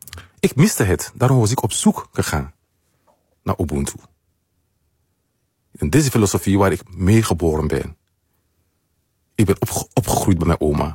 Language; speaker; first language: Dutch; non-native, fluent; Mandingo